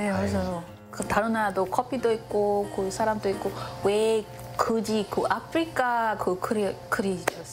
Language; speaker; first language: Korean; non-native, learner; Igbo